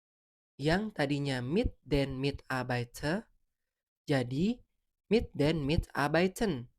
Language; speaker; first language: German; non-native, fluent; Indonesian